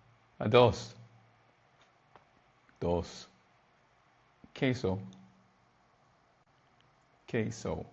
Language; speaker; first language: Spanish; non-native, learner; English